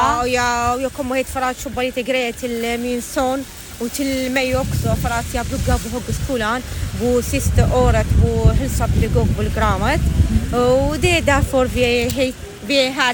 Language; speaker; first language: Swedish; non-native, learner; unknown